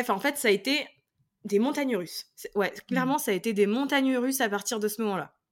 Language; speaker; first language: French; native; French